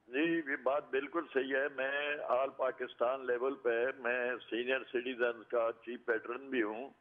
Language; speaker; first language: Urdu; native; Urdu